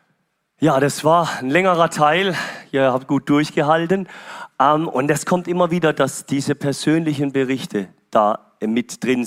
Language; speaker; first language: German; native; German